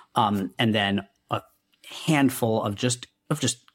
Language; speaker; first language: English; non-native, local second language; Hindi